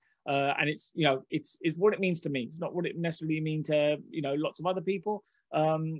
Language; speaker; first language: English; non-native, local second language; Hindi